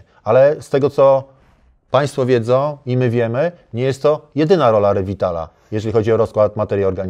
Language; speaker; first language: Polish; native; Polish